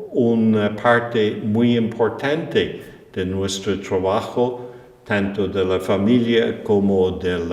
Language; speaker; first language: Spanish; non-native, fluent; English